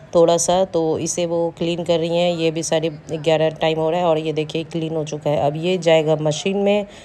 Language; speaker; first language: Hindi; native; Hindi